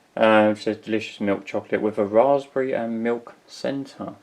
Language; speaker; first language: English; native; English